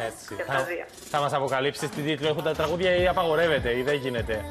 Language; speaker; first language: Greek; native; Greek